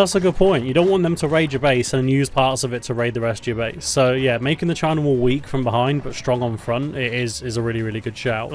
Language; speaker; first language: English; native; English